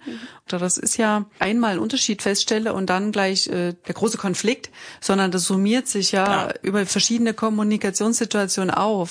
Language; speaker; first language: German; native; German